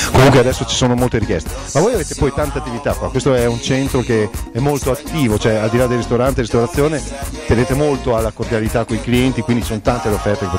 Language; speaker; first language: Italian; native; Italian